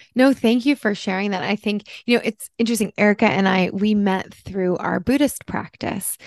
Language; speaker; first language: English; early bilingual, other home language; Italian